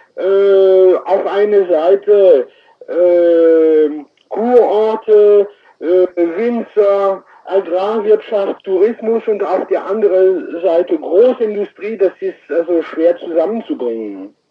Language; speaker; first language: German; non-native, fluent; French